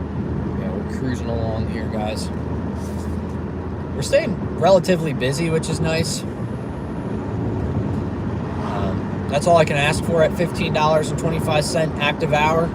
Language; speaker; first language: English; native; English